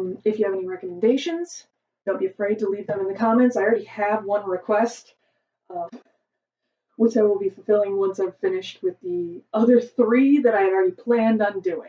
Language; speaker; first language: English; native; English